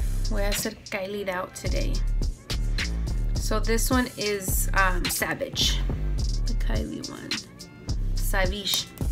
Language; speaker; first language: English; early bilingual, other home language; Spanish